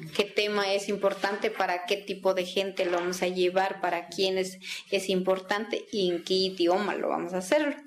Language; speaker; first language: Spanish; non-native, local second language; Tzeltal